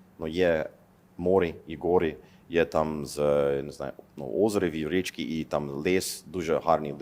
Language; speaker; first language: Ukrainian; non-native, learner; English